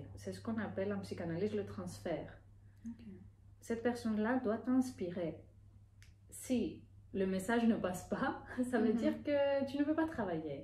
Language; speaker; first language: French; non-native, fluent; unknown